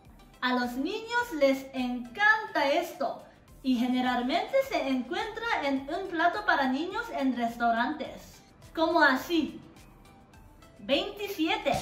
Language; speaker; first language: Spanish; non-native, fluent; Japanese